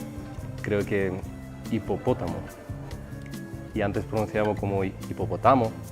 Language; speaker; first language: Spanish; non-native, fluent; Russian